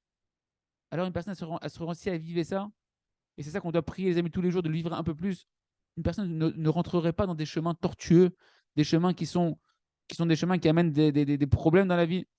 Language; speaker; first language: French; native; French